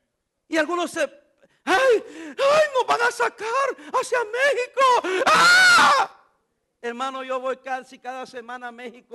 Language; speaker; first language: Spanish; native; Spanish